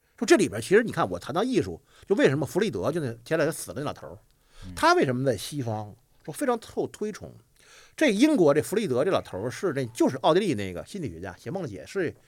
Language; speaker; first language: Chinese; native; Chinese